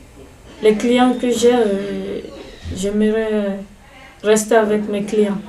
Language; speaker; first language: French; non-native, learner; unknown